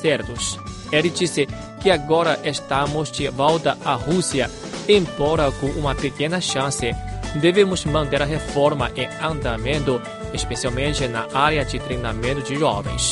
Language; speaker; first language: Portuguese; non-native, fluent; Chinese